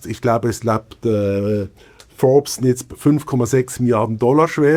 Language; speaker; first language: German; native; German